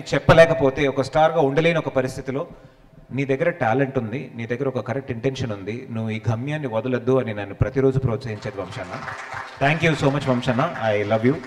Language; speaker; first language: Telugu; native; Telugu